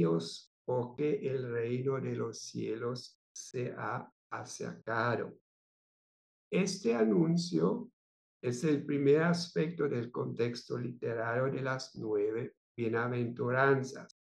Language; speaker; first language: Spanish; non-native, fluent; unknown